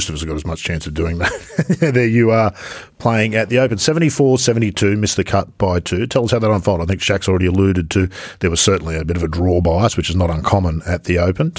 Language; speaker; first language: English; native; English